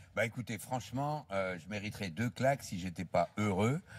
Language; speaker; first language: French; native; French